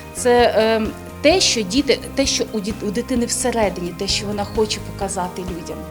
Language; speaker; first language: Ukrainian; native; Ukrainian